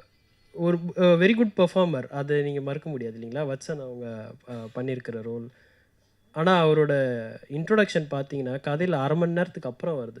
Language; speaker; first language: Tamil; native; Tamil